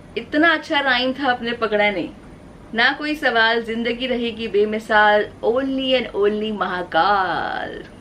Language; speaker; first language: Hindi; native; Hindi